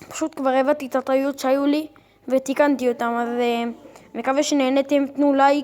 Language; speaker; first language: Hebrew; native; Hebrew